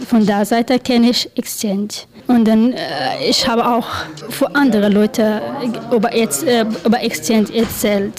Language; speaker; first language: German; non-native, learner; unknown